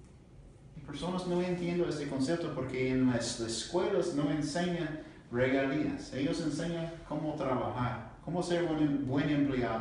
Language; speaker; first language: Spanish; non-native, learner; English